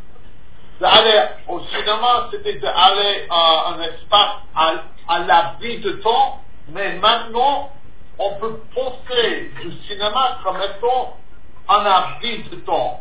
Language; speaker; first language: French; non-native, fluent; English